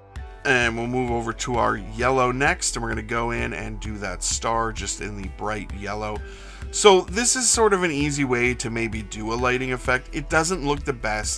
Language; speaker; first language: English; native; English